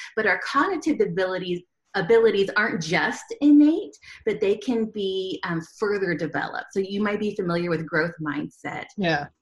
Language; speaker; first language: English; early bilingual, other home language; Spanish